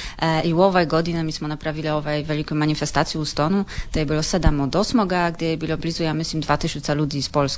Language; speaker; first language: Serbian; non-native, learner; Polish